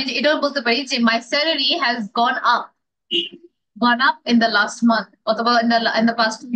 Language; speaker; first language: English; non-native, fluent; Bangla